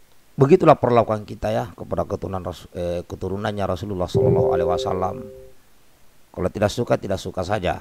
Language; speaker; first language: Indonesian; native; Indonesian